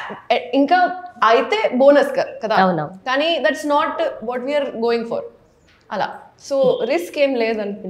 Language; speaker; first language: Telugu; non-native, local second language; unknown